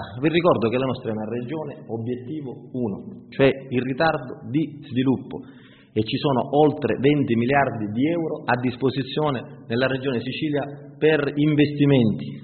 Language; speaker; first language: Italian; native; Italian